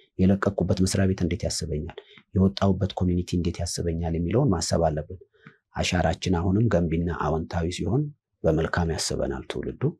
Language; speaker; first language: Amharic; native; Amharic